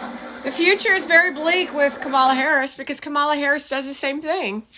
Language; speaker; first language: English; native; English